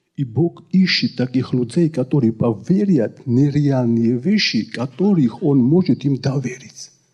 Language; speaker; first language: Russian; non-native, local second language; Georgian